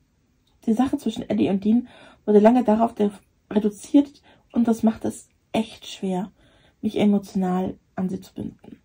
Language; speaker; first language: German; native; German